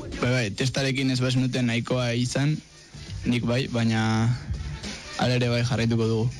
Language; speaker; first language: Basque; non-native, local second language; Spanish